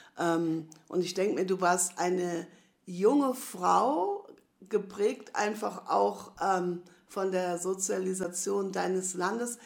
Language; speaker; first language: German; native; German